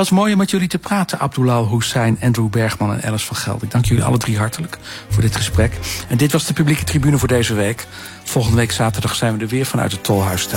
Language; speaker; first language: Dutch; native; Dutch